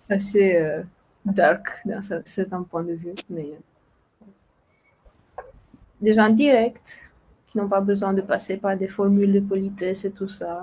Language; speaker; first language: French; non-native, fluent; Romanian